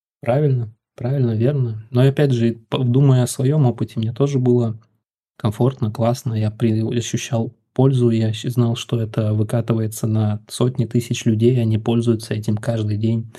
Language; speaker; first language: Russian; native; Russian